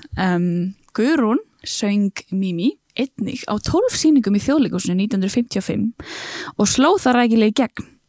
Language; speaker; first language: Icelandic; native; Icelandic